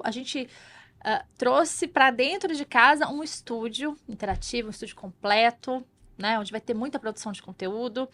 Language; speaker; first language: Portuguese; native; Portuguese